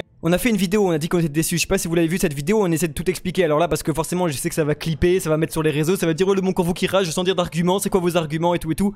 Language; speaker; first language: French; native; French